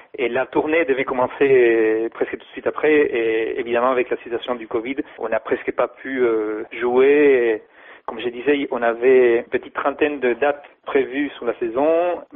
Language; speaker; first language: French; non-native, fluent; Spanish